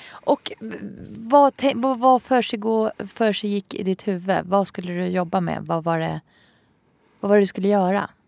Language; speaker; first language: Swedish; early bilingual, other home language; Arabic